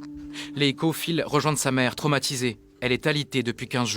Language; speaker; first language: French; native; French